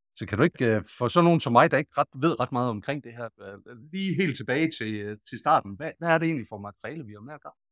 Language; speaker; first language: Danish; native; Danish